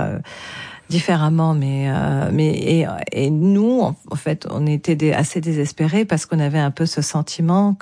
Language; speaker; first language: French; non-native, local second language; Arabic